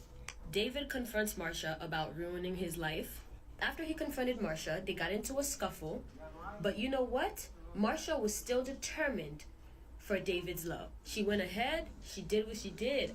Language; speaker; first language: English; native; English